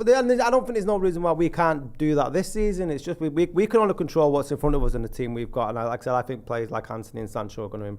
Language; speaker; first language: English; native; English